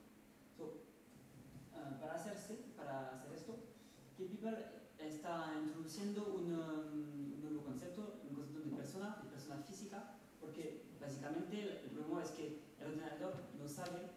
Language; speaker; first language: Spanish; non-native, fluent; French